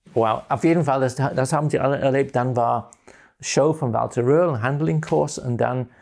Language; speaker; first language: German; non-native, fluent; English